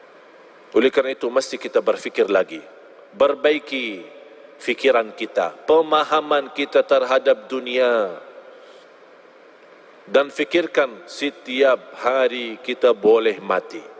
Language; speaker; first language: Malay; non-native, fluent; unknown